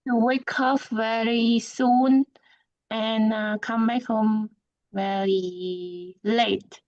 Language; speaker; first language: English; non-native, learner; Vietnamese